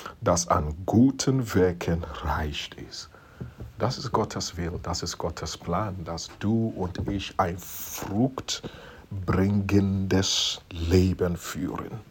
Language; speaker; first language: German; non-native, fluent; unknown